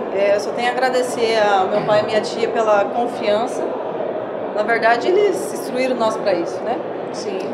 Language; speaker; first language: Portuguese; native; Portuguese